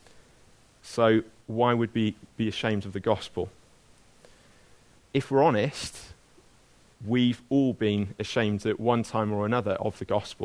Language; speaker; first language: English; native; English